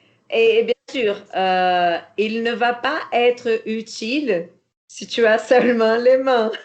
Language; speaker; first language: French; non-native, fluent; Portuguese